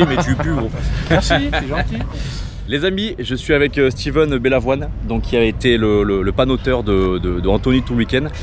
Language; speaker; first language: French; native; French